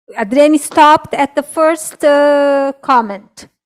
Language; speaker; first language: English; non-native, fluent; Portuguese